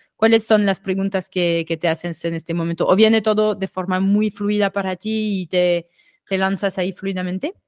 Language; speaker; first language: Spanish; non-native, fluent; French